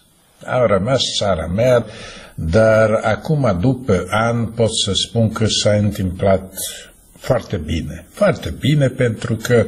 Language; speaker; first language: Romanian; non-native, fluent; Slovak